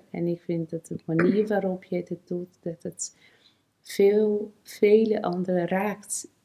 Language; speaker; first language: Dutch; non-native, fluent; Portuguese